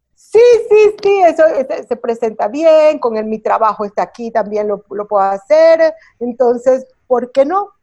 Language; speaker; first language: Spanish; early bilingual, heritage; Spanish